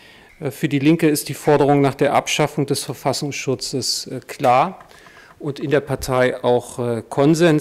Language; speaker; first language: German; native; German